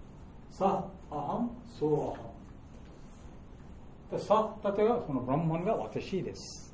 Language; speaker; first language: Japanese; non-native, fluent; Bangla